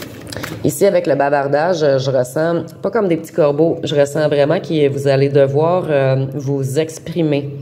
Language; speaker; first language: French; native; French